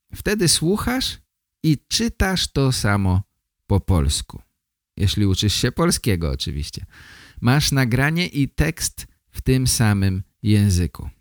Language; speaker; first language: Polish; native; Polish